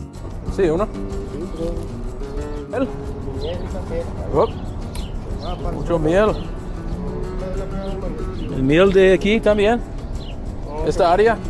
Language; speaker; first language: Spanish; non-native, learner; English